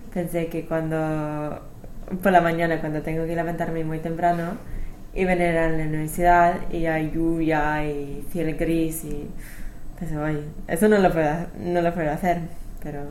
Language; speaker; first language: Spanish; non-native, fluent; English